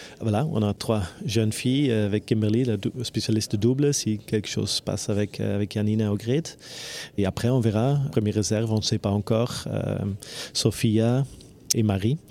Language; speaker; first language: French; non-native, local second language; Dutch